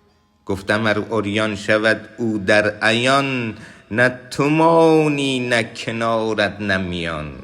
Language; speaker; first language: Persian; native; Persian